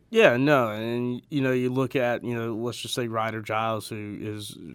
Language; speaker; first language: English; native; English